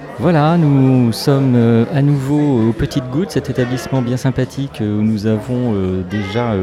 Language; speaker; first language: French; native; French